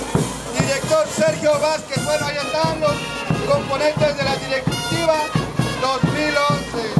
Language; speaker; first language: Spanish; native; Spanish